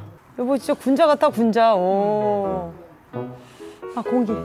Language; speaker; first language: Korean; native; Korean